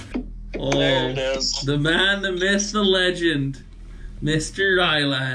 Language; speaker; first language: English; native; English